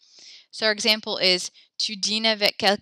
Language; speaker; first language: French; non-native, learner; English